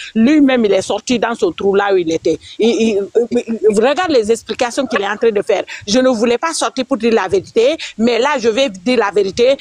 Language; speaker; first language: French; non-native, local second language; Wolof